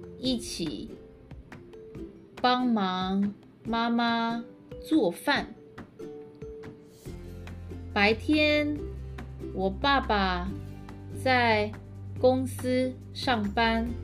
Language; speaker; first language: Chinese; early bilingual, heritage; Chinese